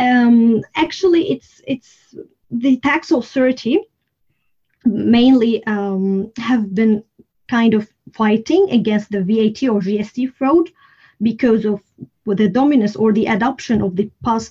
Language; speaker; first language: English; non-native, fluent; Arabic